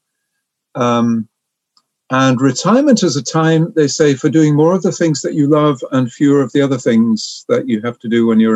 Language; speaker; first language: English; native; English